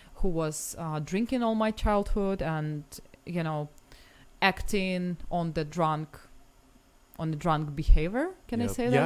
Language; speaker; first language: English; non-native, fluent; Russian